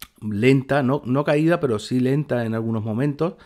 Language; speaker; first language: Spanish; native; Spanish